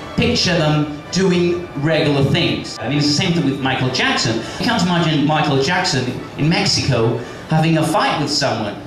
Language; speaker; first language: English; non-native, fluent; Spanish